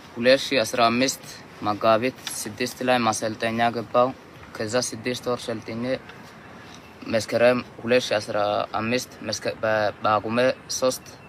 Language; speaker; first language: Amharic; non-native, local second language; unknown